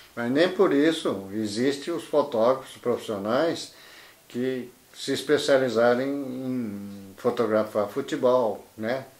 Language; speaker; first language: Portuguese; native; Portuguese